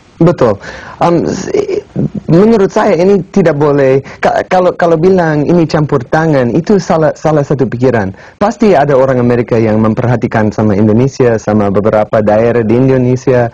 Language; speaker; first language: Indonesian; non-native, fluent; English